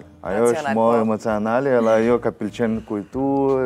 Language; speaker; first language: Albanian; non-native, learner; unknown